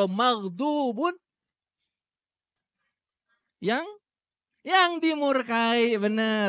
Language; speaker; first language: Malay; non-native, local second language; Sundanese